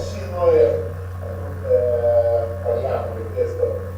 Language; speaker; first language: Italian; non-native, learner; Russian